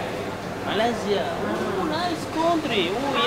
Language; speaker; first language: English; non-native, learner; Spanish